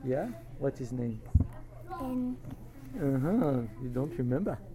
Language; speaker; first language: English; non-native, fluent; French